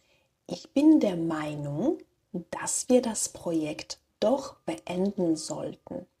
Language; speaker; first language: German; non-native, fluent; Slovak